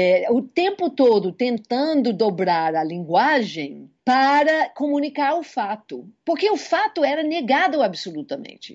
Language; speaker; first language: Portuguese; non-native, fluent; English